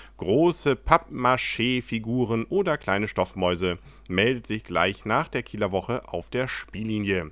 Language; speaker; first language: German; native; German